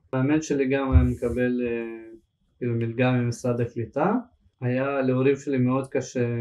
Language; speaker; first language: Hebrew; early bilingual, other home language; Ukrainian